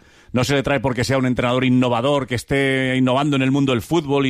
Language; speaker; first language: Spanish; native; Spanish